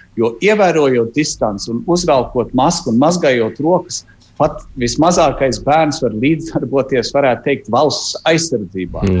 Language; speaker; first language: Latvian; early bilingual, heritage; Latvian